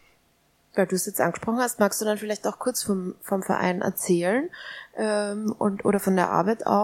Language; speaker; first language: German; native; German